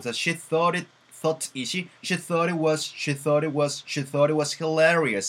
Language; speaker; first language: English; non-native, fluent; Korean